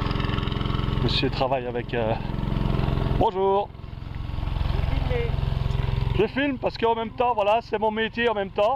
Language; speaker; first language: French; native; French